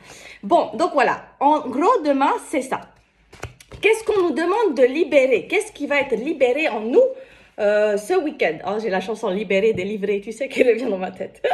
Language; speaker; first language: French; native; French